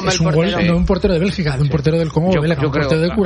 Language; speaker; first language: Spanish; native; Spanish